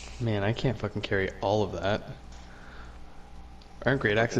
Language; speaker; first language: English; native; English